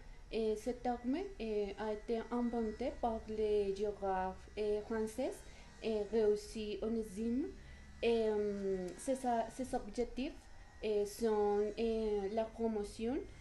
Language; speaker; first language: French; non-native, learner; Spanish